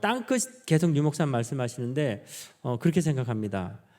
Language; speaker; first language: Korean; native; Korean